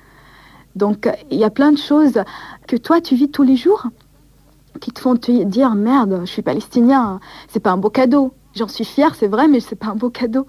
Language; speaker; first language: French; non-native, local second language; Arabic